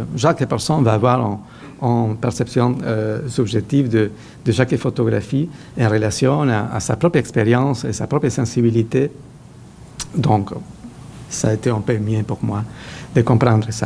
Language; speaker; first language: French; non-native, fluent; Spanish